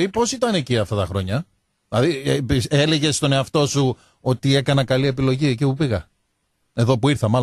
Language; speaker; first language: Greek; native; Greek